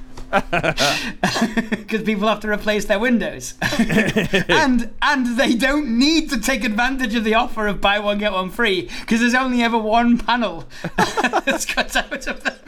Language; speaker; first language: English; native; English